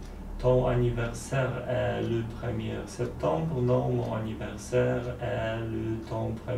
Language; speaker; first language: French; non-native, learner; Polish